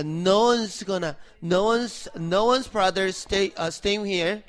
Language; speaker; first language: English; non-native, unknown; Korean